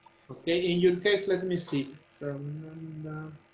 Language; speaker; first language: English; non-native, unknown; Spanish